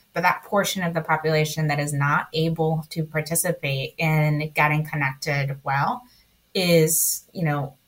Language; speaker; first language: English; early bilingual, other home language; Spanish